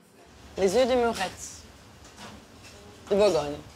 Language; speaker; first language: French; non-native, learner; English